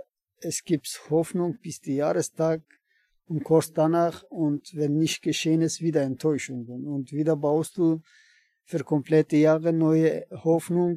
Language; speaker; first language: German; non-native, learner; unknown